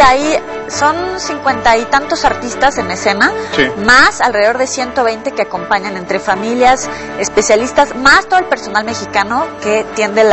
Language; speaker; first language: Spanish; native; Spanish